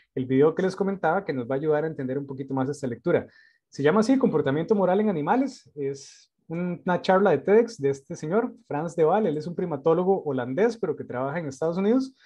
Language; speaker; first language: Spanish; native; Spanish